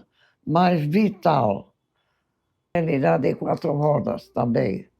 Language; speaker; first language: Portuguese; non-native, fluent; English